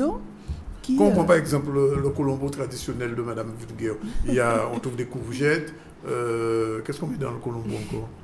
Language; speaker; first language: French; native; French